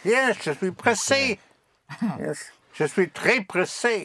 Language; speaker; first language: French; non-native, fluent; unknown